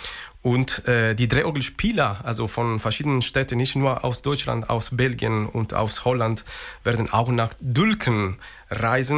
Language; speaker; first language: German; non-native, fluent; Italian